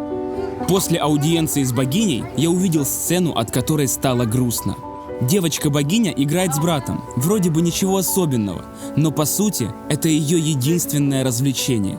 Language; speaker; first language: Russian; native; Russian